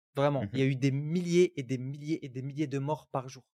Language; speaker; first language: French; non-native, local second language; Arabic